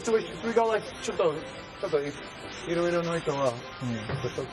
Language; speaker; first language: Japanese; non-native, learner; English